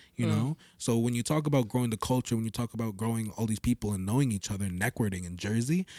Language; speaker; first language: English; early bilingual, other home language; Spanish